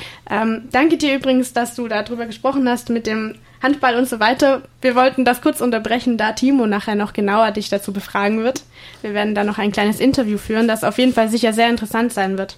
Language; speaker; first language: German; native; German